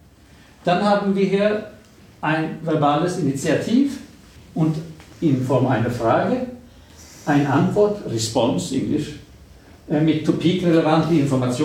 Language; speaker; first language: German; non-native, fluent; Swedish